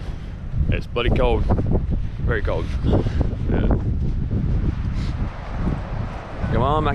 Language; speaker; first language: English; native; English